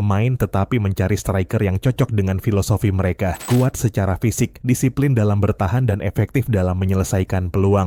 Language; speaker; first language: Indonesian; native; Indonesian